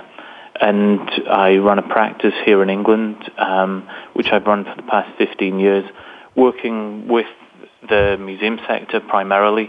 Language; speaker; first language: English; native; English